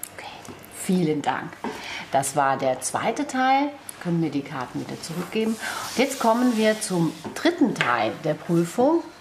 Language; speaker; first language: German; native; German